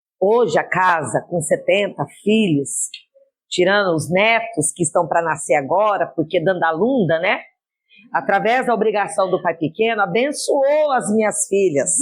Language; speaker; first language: Portuguese; native; Portuguese